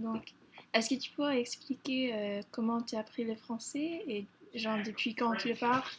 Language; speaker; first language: French; non-native, fluent; English